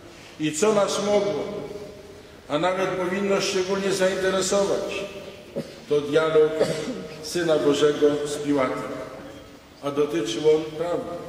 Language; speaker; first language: Polish; native; Polish